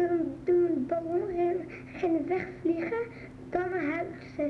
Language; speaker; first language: Dutch; early bilingual, other home language; Arabic